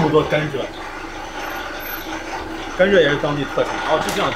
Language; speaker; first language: Chinese; native; Chinese